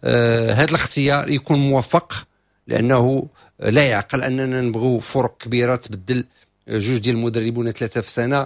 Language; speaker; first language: Arabic; native; Arabic